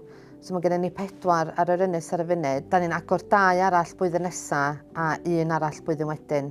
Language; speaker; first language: Welsh; native; Welsh